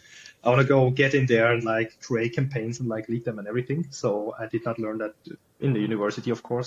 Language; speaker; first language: English; non-native, fluent; German